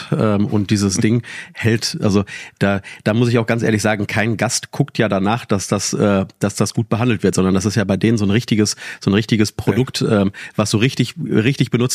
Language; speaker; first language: German; native; German